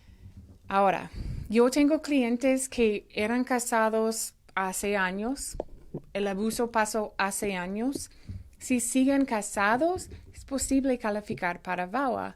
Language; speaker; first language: Spanish; non-native, fluent; English